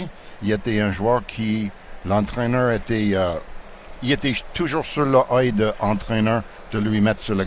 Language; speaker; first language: French; non-native, local second language; English